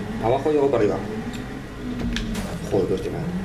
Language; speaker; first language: Spanish; native; Spanish